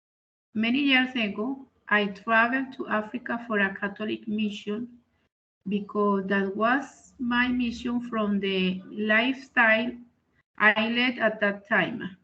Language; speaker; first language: English; non-native, learner; Spanish